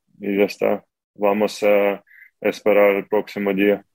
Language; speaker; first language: Spanish; non-native, learner; Ukrainian